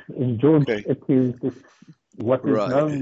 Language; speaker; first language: English; non-native, local second language; Afrikaans